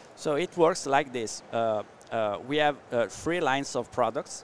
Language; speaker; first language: English; non-native, learner; Italian